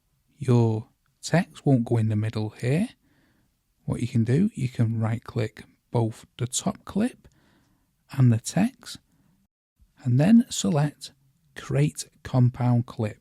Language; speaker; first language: English; native; English